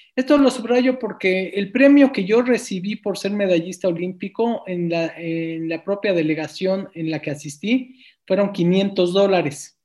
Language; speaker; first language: Spanish; native; Spanish